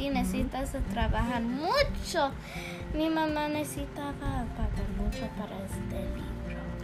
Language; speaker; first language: Spanish; early bilingual, heritage; English